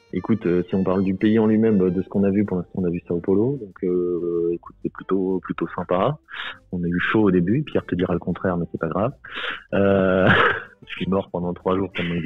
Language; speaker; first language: French; native; French